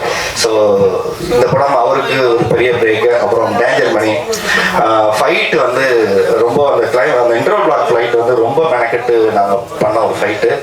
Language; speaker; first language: Tamil; native; Tamil